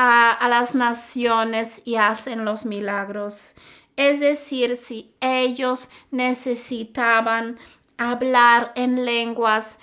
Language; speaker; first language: Spanish; non-native, fluent; German